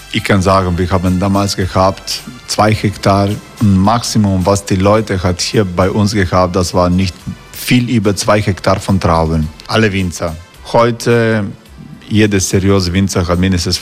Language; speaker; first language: German; non-native, learner; Croatian